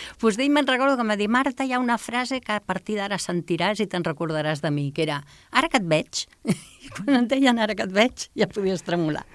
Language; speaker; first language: Catalan; native; Catalan